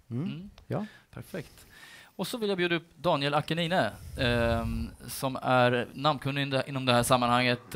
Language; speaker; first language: Swedish; native; Swedish